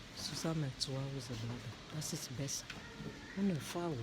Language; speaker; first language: German; non-native, learner; French